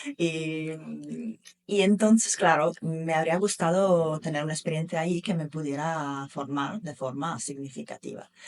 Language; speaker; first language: Spanish; non-native, fluent; Italian